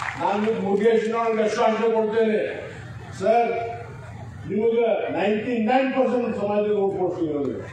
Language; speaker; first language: Kannada; non-native, local second language; Lambadi